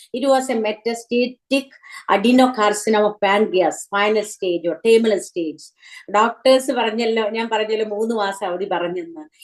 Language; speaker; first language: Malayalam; native; Malayalam